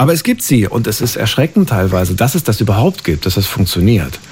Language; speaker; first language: German; native; German